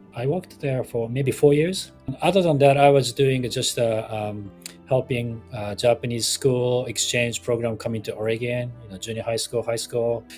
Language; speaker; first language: English; non-native, fluent; Japanese